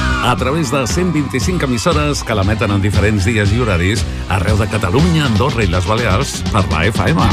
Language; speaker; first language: Catalan; native; Catalan